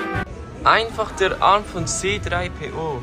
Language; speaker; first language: German; native; German